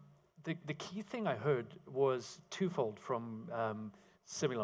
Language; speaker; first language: English; native; English